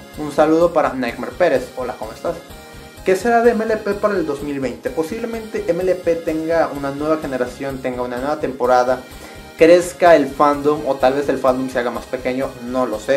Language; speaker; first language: Spanish; native; Spanish